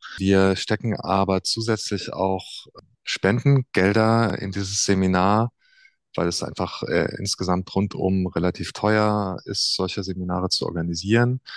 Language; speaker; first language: German; native; German